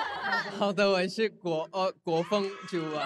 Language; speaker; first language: Chinese; non-native, learner; Thai